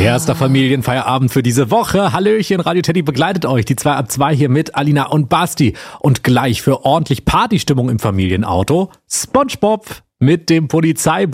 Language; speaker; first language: German; native; German